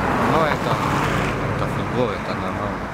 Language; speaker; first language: Russian; non-native, learner; Croatian